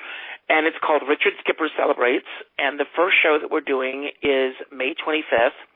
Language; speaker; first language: English; native; English